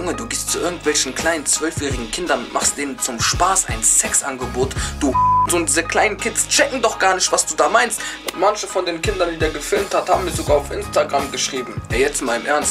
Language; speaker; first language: German; native; German